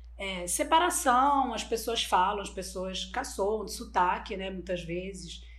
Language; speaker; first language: Portuguese; non-native, local second language; Spanish